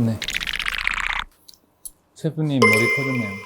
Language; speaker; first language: Korean; non-native, fluent; Chinese